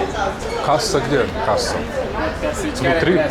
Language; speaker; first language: Russian; non-native, learner; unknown